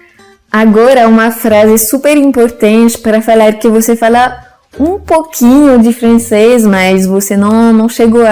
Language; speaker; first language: Portuguese; non-native, fluent; French